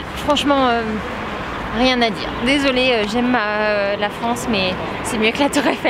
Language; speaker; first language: French; native; French